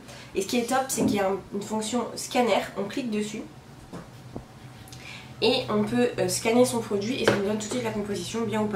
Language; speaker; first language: French; native; French